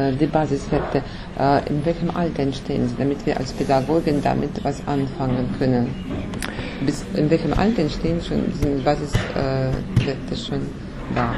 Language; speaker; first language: German; non-native, learner; Russian